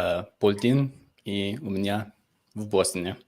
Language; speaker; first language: Russian; non-native, fluent; English